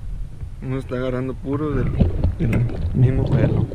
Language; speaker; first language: Spanish; native; Spanish